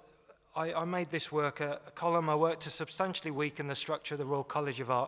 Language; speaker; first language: English; native; English